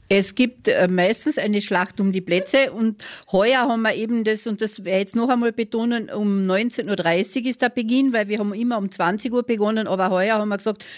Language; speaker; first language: German; native; German